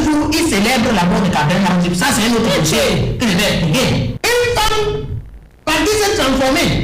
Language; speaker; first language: French; native; French